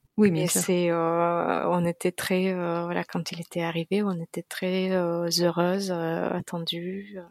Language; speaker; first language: French; non-native, fluent; Russian